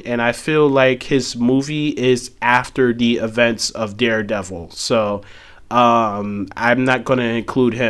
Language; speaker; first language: English; native; English